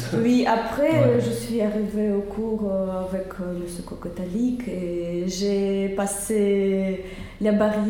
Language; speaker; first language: French; non-native, learner; Russian